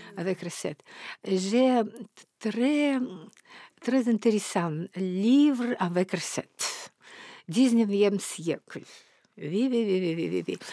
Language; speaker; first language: French; non-native, learner; Russian